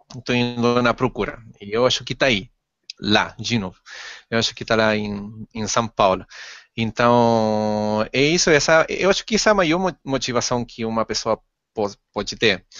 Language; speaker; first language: Portuguese; non-native, fluent; Spanish